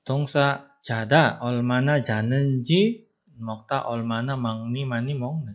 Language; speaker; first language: Korean; non-native, fluent; Indonesian